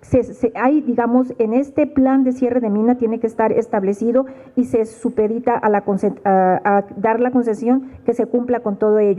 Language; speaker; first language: Spanish; native; Spanish